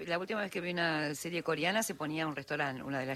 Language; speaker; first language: Spanish; native; Spanish